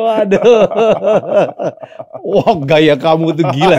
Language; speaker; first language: Indonesian; native; Indonesian